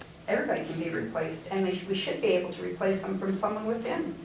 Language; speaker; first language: English; native; English